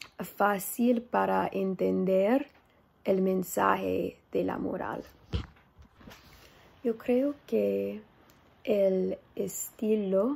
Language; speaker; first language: Spanish; non-native, learner; English